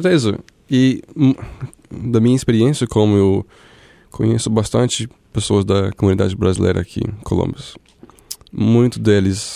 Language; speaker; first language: Portuguese; non-native, fluent; English